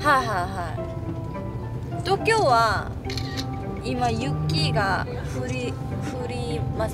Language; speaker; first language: Japanese; non-native, fluent; Korean